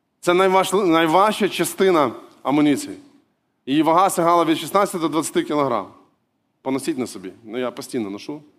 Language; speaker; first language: Ukrainian; non-native, local second language; Russian